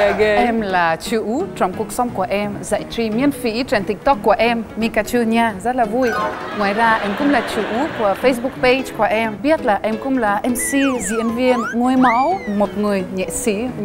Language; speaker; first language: Vietnamese; non-native, fluent; French